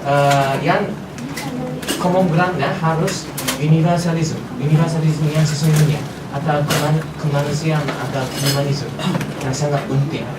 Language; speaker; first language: Indonesian; non-native, fluent; Japanese